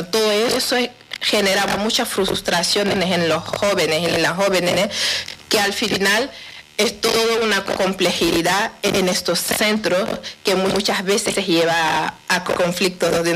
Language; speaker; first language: Spanish; non-native, fluent; Wolof